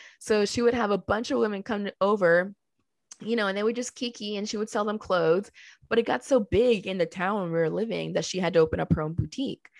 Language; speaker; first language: English; early bilingual, other home language; Spanish